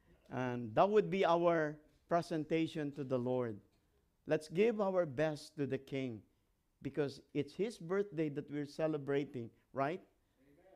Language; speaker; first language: English; non-native, local second language; Filipino